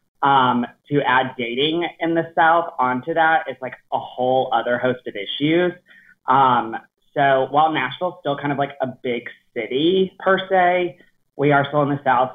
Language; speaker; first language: English; native; English